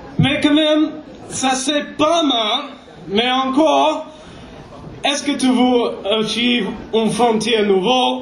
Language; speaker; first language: French; non-native, fluent; English